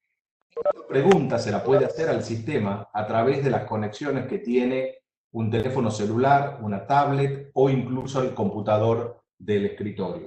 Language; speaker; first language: Spanish; native; Spanish